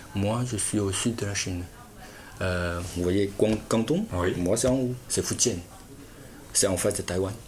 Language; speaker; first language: French; non-native, fluent; Chinese